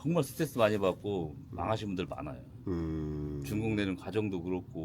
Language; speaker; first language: Korean; native; Korean